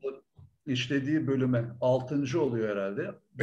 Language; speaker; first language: Turkish; native; Turkish